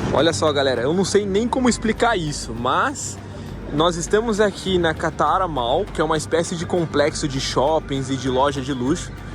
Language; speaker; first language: Portuguese; native; Portuguese